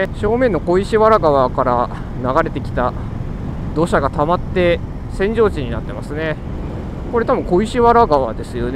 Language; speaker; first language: Japanese; native; Japanese